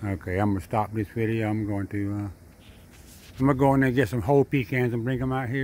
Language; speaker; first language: English; native; English